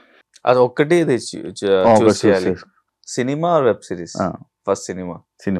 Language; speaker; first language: Telugu; non-native, local second language; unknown